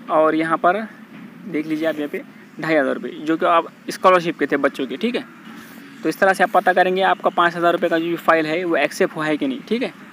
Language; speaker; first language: Hindi; non-native, local second language; Marathi